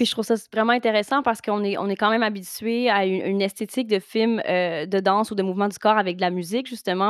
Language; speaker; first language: French; native; French